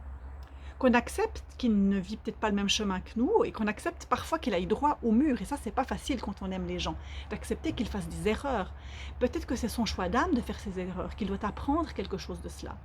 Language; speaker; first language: French; native; French